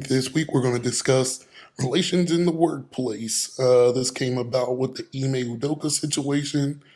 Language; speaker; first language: English; native; English